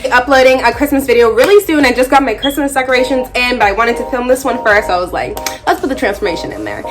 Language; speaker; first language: English; native; English